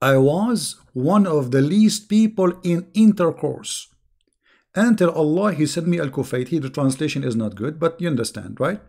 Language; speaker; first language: English; non-native, fluent; Arabic